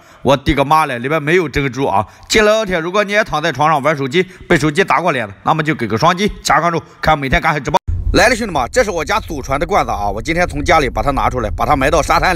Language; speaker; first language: Chinese; native; Chinese